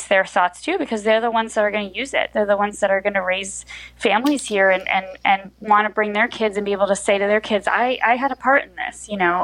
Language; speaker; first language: English; native; English